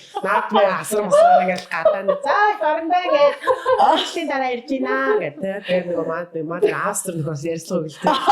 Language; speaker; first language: Mongolian; native; Mongolian